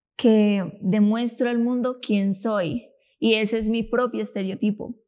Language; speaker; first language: Spanish; native; Spanish